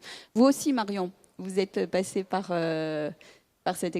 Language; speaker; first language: French; native; French